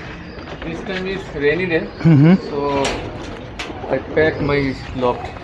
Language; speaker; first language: English; non-native, learner; Bangla